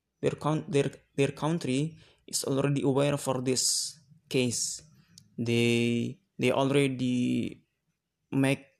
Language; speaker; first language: English; non-native, learner; Indonesian